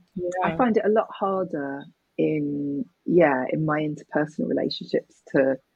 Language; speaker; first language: English; native; English